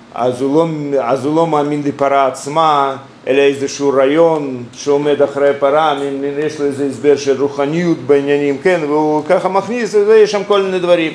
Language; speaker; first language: Hebrew; non-native, fluent; Russian